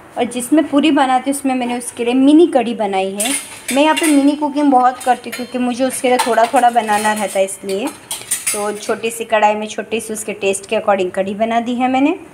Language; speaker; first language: Hindi; non-native, local second language; Gujarati